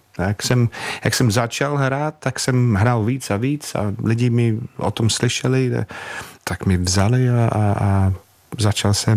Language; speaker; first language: Czech; non-native, fluent; English